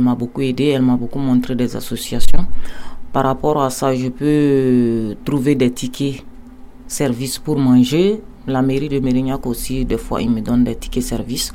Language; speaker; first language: French; non-native, local second language; Bambara